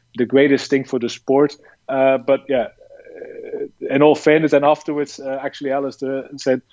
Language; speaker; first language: English; non-native, fluent; Dutch